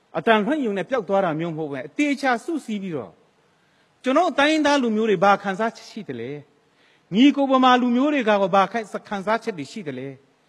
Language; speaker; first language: Burmese; non-native, local second language; Hakha Chin